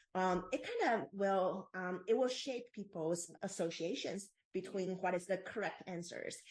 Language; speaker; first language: English; non-native, fluent; Chinese